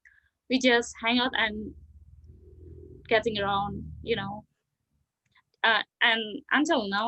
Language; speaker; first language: English; non-native, learner; Indonesian